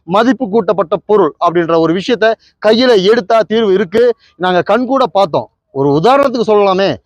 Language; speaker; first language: Tamil; native; Tamil